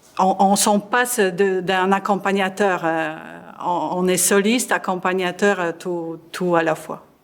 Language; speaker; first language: French; non-native, fluent; Polish